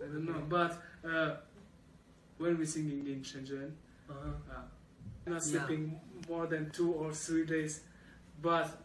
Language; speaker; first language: English; non-native, learner; Kazakh